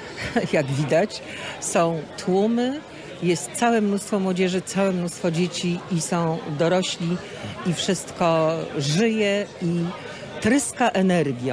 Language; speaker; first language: Polish; native; Polish